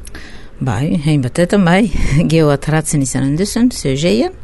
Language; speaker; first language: Basque; native; Basque